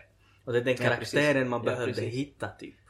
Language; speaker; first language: Swedish; early bilingual, other home language; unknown